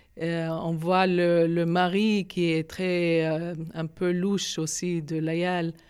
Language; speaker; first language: French; non-native, fluent; Arabic